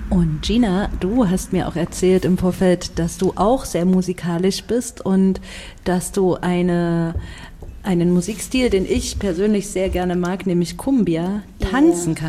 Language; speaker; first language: German; native; German